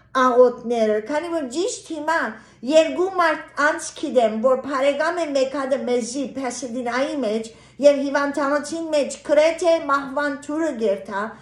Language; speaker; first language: Armenian; early bilingual, heritage; Armenian